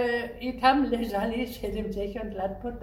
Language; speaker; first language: Polish; non-native, learner; German